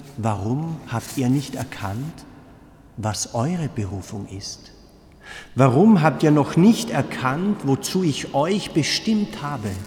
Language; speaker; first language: German; native; German